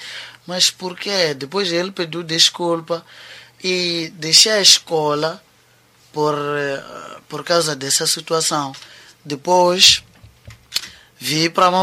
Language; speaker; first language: Portuguese; non-native, local second language; Tsonga